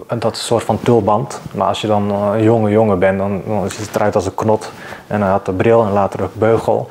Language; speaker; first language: Dutch; early bilingual, other home language; Bosnian